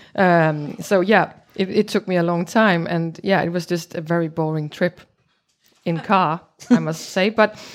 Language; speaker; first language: English; non-native, fluent; Danish